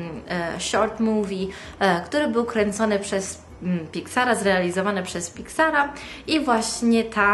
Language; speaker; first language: Polish; non-native, fluent; Italian